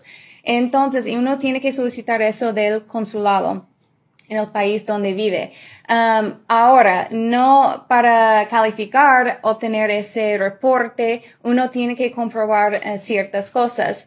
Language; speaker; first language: Spanish; early bilingual, other home language; English